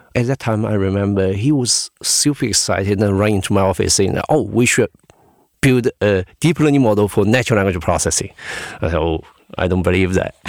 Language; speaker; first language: English; non-native, fluent; Chinese